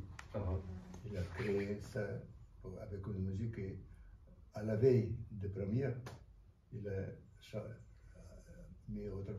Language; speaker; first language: French; non-native, fluent; Russian